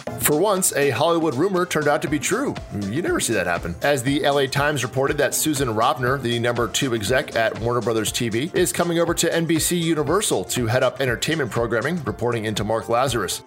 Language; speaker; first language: English; native; English